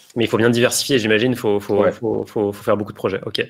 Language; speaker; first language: French; native; French